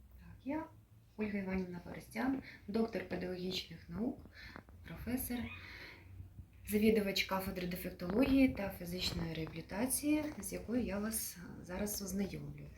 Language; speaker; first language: Ukrainian; native; Ukrainian